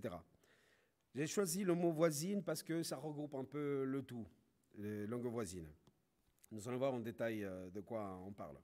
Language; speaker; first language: French; non-native, fluent; Spanish